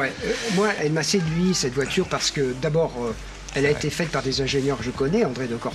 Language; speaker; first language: French; native; French